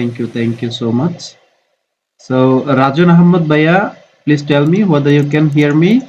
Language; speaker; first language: English; non-native, fluent; Bangla